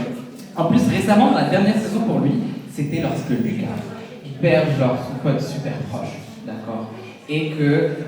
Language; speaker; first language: French; native; French